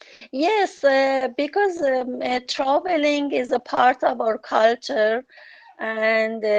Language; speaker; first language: English; non-native, learner; Persian